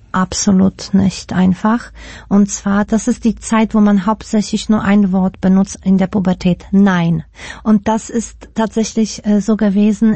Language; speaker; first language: German; early bilingual, other home language; Polish